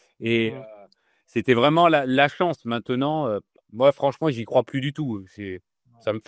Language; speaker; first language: French; native; French